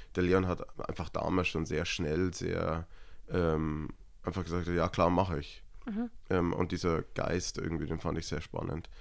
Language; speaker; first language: German; native; German